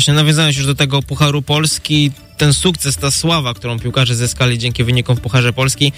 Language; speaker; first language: Polish; native; Polish